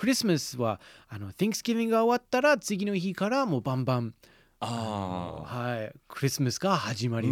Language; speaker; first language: Japanese; non-native, fluent; English